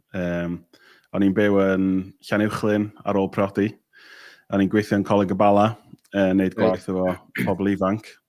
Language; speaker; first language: Welsh; native; Welsh